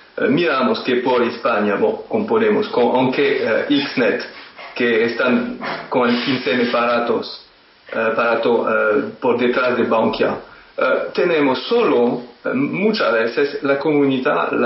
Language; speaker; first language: Spanish; non-native, fluent; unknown